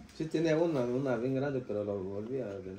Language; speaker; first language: Spanish; native; Spanish